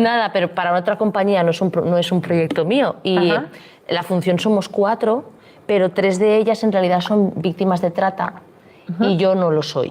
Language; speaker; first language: Spanish; native; Spanish